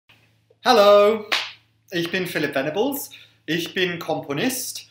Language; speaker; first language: German; non-native, fluent; English